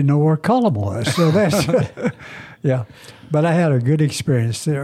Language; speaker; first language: English; native; English